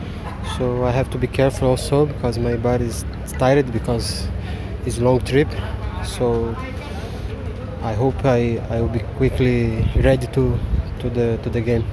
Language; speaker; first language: English; non-native, learner; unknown